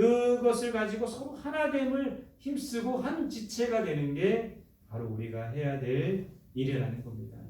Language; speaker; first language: Korean; native; Korean